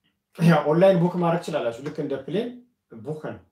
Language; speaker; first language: German; non-native, fluent; Amharic